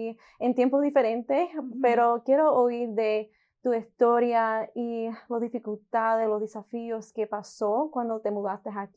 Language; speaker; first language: Spanish; early bilingual, heritage; Spanish